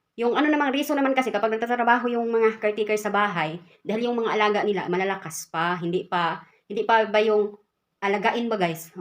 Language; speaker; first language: Filipino; non-native, local second language; Cebuano